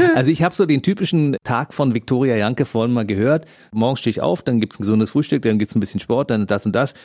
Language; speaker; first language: German; native; German